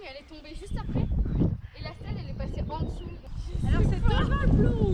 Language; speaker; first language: French; native; French